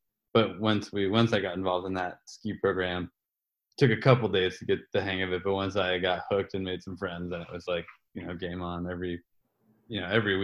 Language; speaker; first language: English; native; English